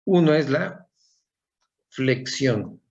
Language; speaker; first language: Spanish; native; Spanish